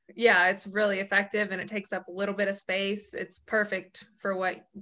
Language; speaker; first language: English; native; English